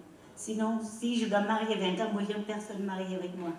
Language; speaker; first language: French; non-native, learner; Khmer